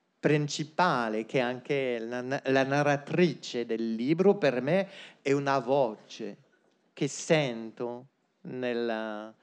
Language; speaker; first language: Italian; non-native, fluent; French